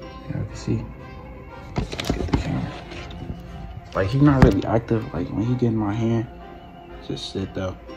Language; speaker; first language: English; native; English